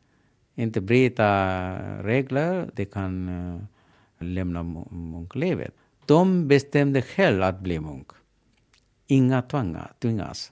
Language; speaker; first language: Swedish; non-native, learner; Sinhala